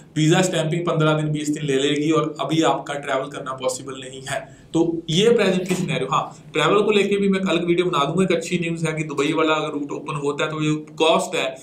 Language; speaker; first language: Hindi; non-native, local second language; Punjabi